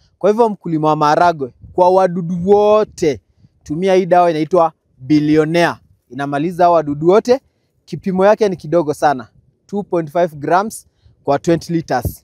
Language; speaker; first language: Swahili; non-native, local second language; Kamba